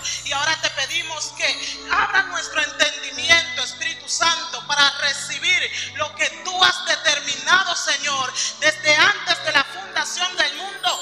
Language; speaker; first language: Spanish; native; Spanish